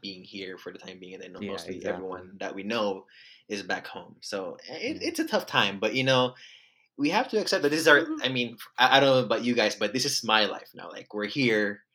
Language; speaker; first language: English; non-native, local second language; Filipino